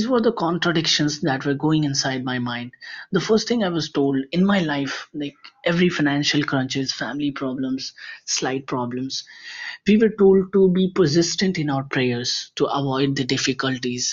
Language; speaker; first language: English; non-native, local second language; Hindi